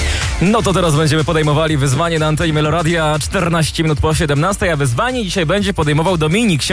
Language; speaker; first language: Polish; native; Polish